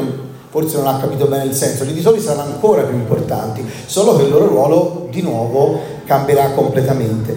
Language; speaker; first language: Italian; native; Italian